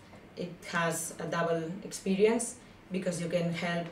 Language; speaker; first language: English; non-native, learner; Spanish